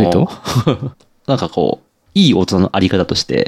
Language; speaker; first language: Japanese; native; Japanese